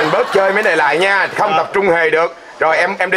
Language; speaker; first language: Vietnamese; native; Vietnamese